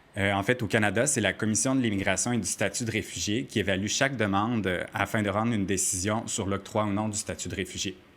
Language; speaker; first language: French; native; French